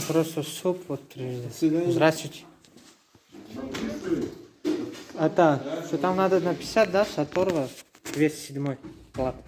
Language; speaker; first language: Russian; non-native, fluent; Tajik